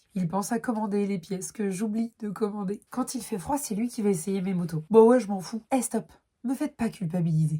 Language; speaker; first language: French; native; French